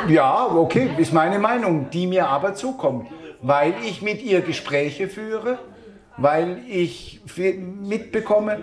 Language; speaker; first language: German; native; German